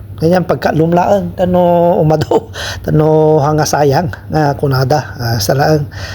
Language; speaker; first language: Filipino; non-native, local second language; Iloko